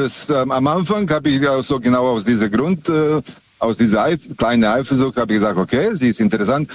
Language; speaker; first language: German; native; German